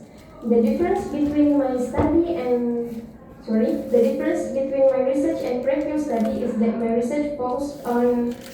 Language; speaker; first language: English; non-native, fluent; Indonesian